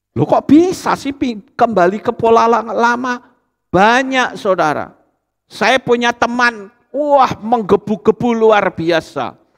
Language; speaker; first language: Indonesian; native; Indonesian